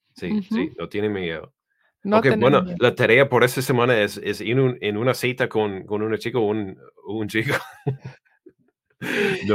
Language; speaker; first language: Spanish; non-native, learner; English